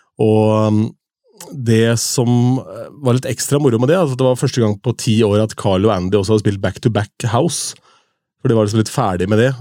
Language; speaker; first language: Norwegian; native; Norwegian